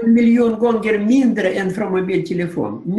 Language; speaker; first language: Swedish; non-native, learner; Russian